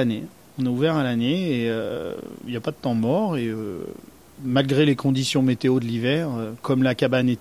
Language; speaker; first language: French; native; French